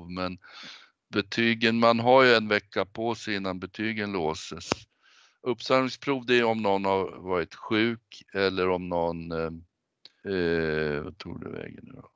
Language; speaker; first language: Swedish; native; Swedish